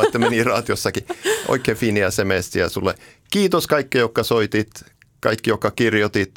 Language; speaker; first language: Finnish; native; Finnish